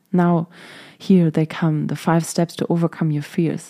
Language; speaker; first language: English; non-native, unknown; German